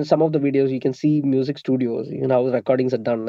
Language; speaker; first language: English; non-native, local second language; Malayalam